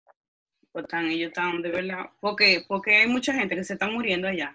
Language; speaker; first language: Spanish; early bilingual, heritage; Spanish